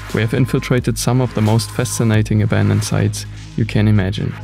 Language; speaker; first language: English; non-native, fluent; German